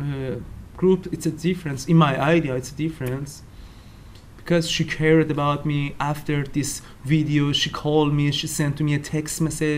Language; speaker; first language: English; non-native, learner; Turkish